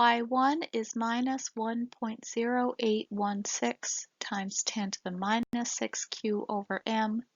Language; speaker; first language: English; native; English